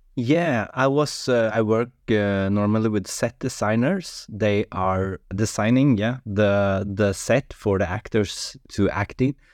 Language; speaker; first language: English; non-native, fluent; Swedish